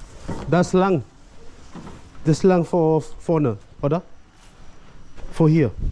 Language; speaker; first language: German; non-native, learner; Fijian